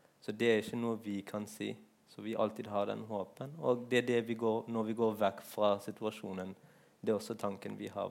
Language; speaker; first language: Norwegian; non-native, fluent; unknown